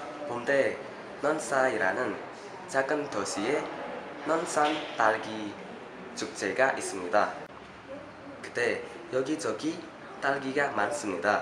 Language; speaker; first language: Korean; non-native, learner; Indonesian